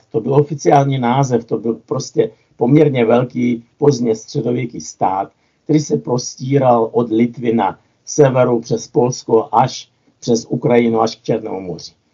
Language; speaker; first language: Czech; non-native, fluent; Russian